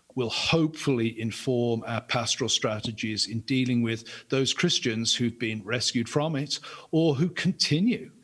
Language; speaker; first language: English; native; English